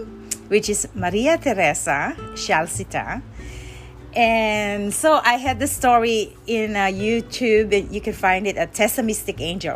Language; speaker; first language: English; non-native, local second language; Filipino